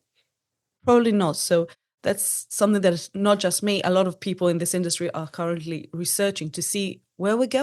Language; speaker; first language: English; non-native, fluent; Hebrew